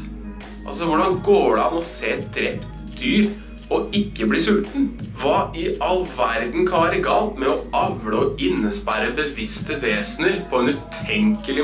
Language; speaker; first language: Norwegian; native; Norwegian